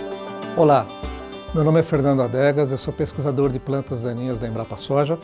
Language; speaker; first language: Portuguese; native; Portuguese